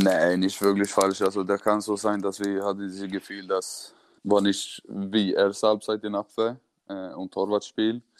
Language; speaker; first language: German; non-native, learner; Swedish